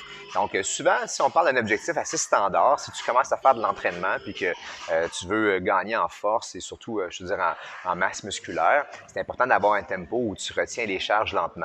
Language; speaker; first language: French; native; French